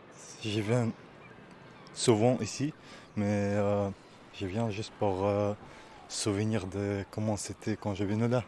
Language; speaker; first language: French; non-native, learner; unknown